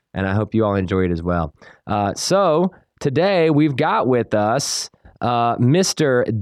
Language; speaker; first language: English; native; English